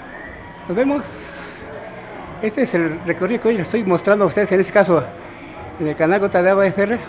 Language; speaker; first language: Spanish; native; Spanish